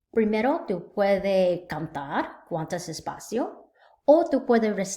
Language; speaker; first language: Spanish; non-native, learner; English